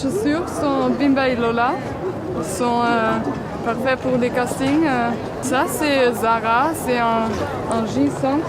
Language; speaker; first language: French; non-native, learner; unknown